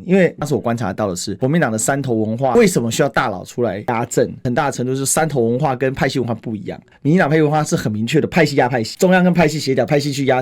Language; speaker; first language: Chinese; native; Chinese